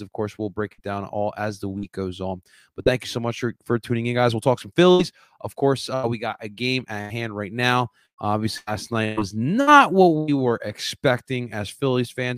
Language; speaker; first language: English; native; English